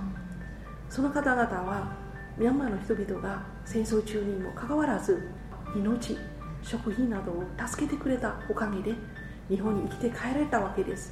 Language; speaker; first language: Japanese; non-native, fluent; Burmese